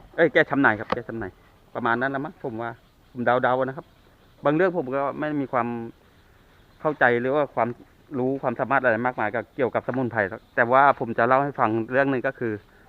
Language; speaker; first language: Thai; non-native, local second language; Northeastern Thai